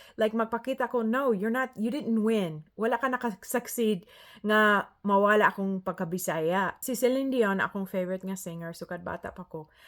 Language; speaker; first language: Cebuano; non-native, fluent; English